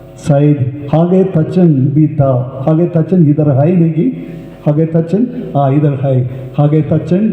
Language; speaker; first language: Hindi; non-native, local second language; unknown